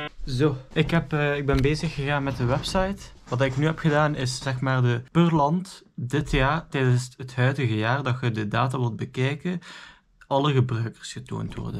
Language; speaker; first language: Dutch; native; Dutch